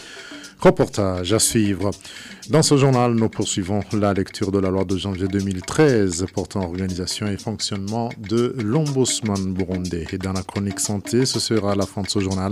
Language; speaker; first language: French; non-native, local second language; Rundi